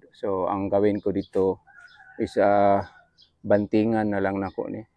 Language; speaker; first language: Filipino; non-native, local second language; Cebuano